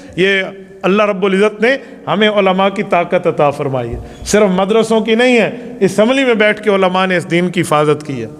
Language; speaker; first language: Urdu; non-native, local second language; Saraiki